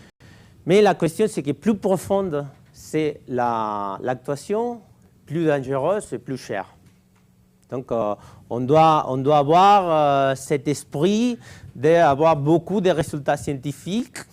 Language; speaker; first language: French; non-native, fluent; Catalan